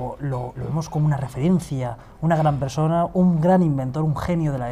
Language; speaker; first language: Spanish; native; Spanish